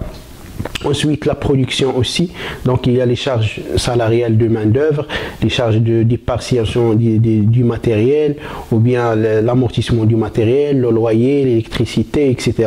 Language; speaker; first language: French; non-native, local second language; Arabic